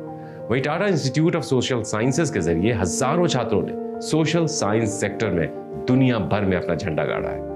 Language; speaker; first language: Hindi; native; Hindi